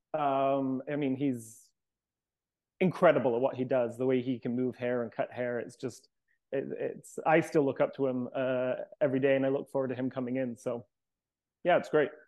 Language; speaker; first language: English; native; English